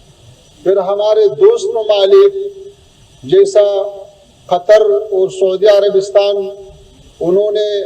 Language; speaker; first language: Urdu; non-native, fluent; Pashto